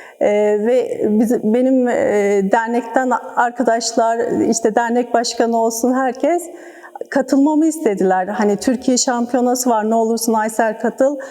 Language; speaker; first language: Turkish; native; Turkish